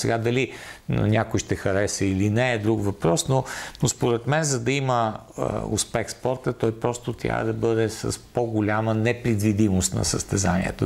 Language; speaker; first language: Bulgarian; native; Bulgarian